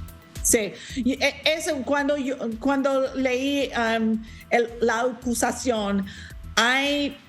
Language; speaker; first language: Spanish; non-native, learner; English